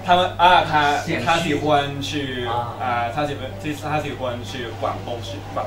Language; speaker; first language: Chinese; non-native, learner; Thai